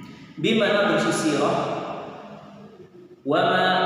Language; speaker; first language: Arabic; non-native, fluent; Indonesian